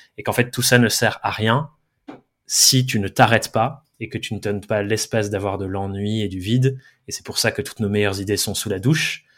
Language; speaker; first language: French; early bilingual, other home language; English